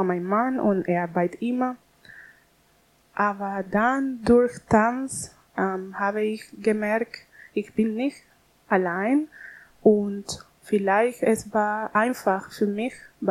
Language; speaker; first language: German; non-native, learner; Spanish